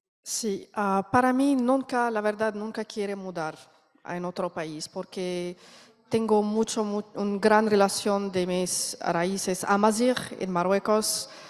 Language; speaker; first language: Spanish; non-native, learner; Arabic